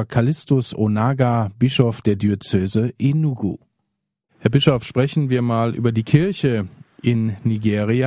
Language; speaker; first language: German; native; German